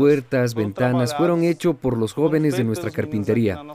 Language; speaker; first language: Spanish; native; Spanish